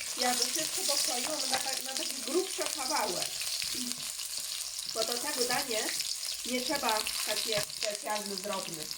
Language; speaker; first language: Polish; non-native, learner; Chinese